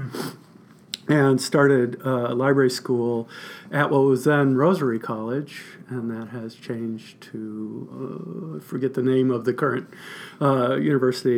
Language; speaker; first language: English; native; English